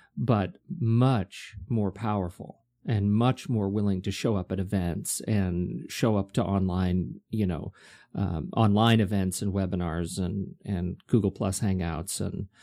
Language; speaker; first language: English; native; English